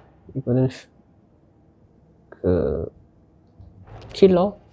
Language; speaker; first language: Korean; non-native, learner; Indonesian